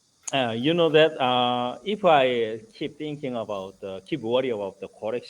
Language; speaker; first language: English; non-native, learner; Korean